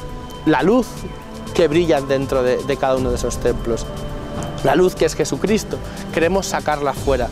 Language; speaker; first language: Spanish; native; Spanish